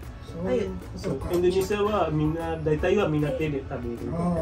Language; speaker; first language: Japanese; non-native, learner; Indonesian